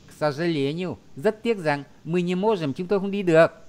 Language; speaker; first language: Vietnamese; native; Vietnamese